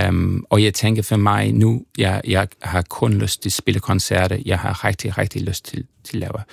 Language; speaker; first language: Danish; non-native, learner; English